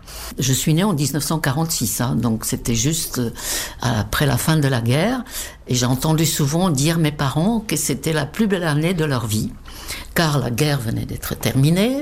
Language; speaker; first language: French; non-native, fluent; Czech